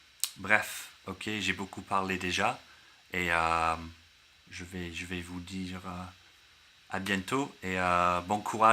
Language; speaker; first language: French; non-native, learner; English